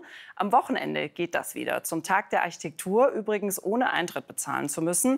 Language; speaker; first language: German; native; German